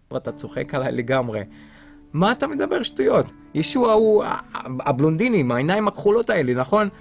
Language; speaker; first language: Hebrew; non-native, local second language; Arabic